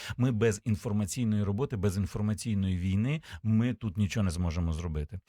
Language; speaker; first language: Ukrainian; native; Ukrainian